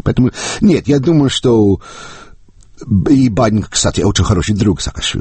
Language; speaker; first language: Russian; non-native, fluent; English